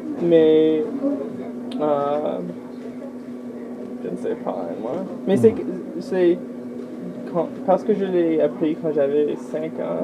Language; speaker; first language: French; early bilingual, other home language; English